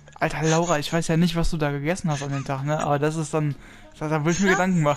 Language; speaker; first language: German; native; German